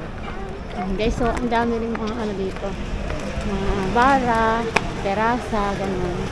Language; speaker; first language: Filipino; native; Filipino